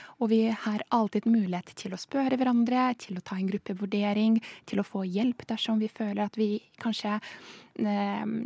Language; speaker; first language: Norwegian; non-native, fluent; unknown